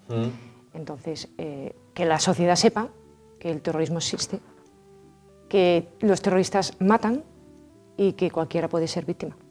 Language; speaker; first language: Spanish; native; Spanish